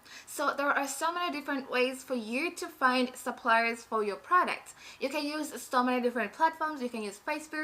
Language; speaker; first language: English; non-native, fluent; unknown